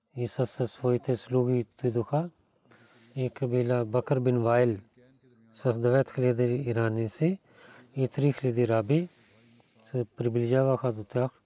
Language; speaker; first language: Bulgarian; non-native, learner; Urdu